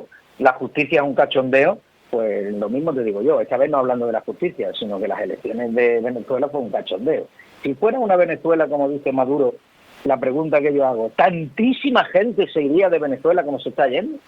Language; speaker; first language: Spanish; native; Spanish